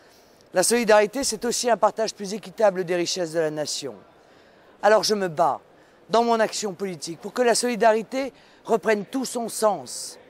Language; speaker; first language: French; native; French